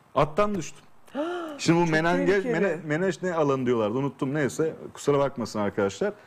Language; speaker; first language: Turkish; native; Turkish